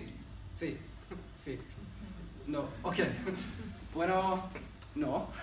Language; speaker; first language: Spanish; non-native, learner; Hebrew